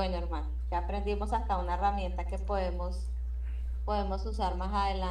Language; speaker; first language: Spanish; native; Spanish